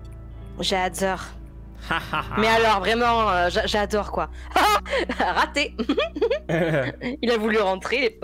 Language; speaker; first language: French; native; French